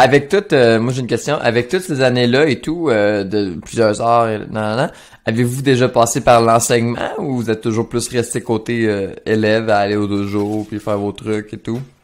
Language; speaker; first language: French; native; French